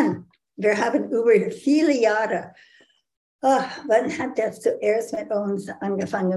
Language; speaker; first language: German; non-native, learner; English